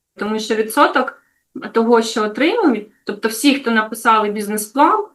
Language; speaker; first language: Ukrainian; native; Ukrainian